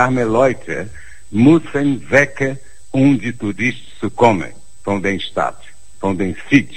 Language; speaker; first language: German; non-native, fluent; Portuguese